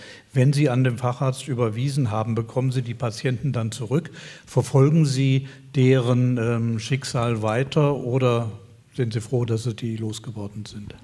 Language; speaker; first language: German; native; German